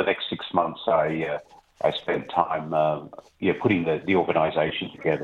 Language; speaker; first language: English; native; English